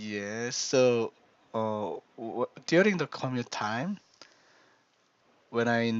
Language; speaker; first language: English; non-native, learner; Korean